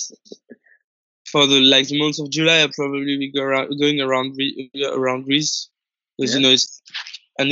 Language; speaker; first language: English; non-native, fluent; French